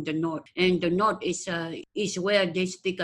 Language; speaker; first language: English; non-native, local second language; Acoli